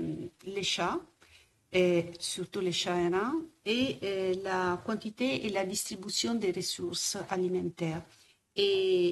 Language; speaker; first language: French; non-native, fluent; Italian